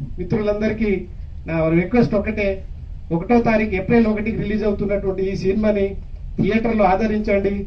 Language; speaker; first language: Telugu; non-native, local second language; Lambadi